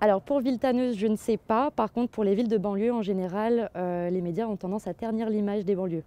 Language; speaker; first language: French; native; French